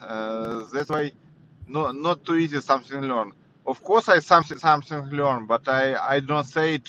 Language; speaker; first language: English; non-native, learner; Russian